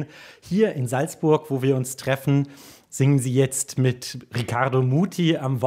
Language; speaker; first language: German; native; German